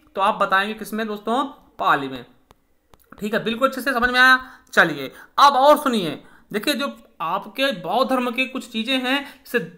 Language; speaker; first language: Hindi; native; Hindi